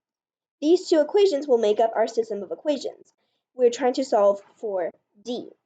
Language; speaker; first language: English; native; English